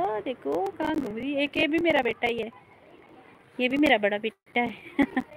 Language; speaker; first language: Hindi; native; Hindi